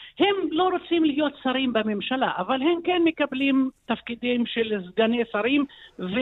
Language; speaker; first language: Hebrew; non-native, local second language; Arabic